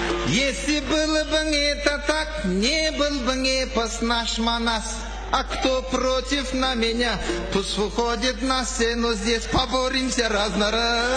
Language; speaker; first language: Russian; non-native, local second language; Kyrgyz